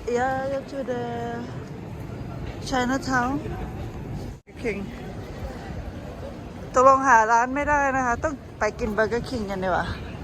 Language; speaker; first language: Thai; native; Thai